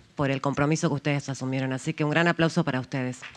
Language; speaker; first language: Spanish; native; Spanish